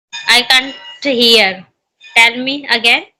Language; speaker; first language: English; non-native, learner; Hindi